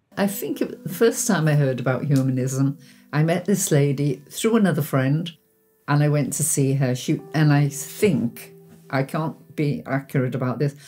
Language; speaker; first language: English; native; English